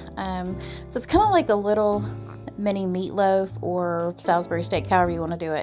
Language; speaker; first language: English; native; English